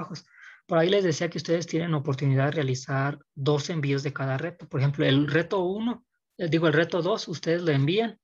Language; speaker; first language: Spanish; native; Spanish